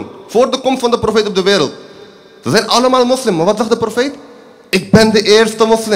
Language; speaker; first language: Dutch; early bilingual, other home language; Urdu